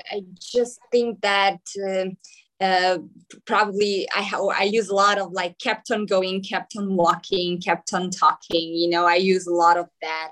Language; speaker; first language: English; non-native, fluent; Macedonian